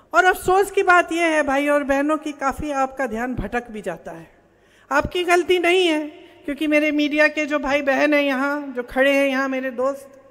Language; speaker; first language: Hindi; native; Hindi